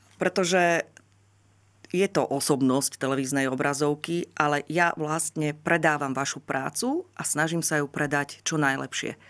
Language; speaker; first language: Slovak; native; Slovak